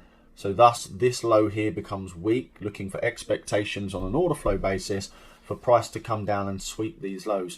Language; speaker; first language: English; native; English